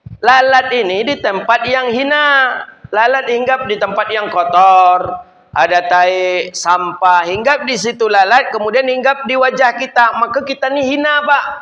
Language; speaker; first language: Malay; non-native, local second language; Minangkabau